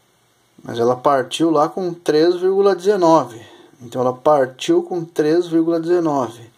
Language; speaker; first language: Portuguese; native; Portuguese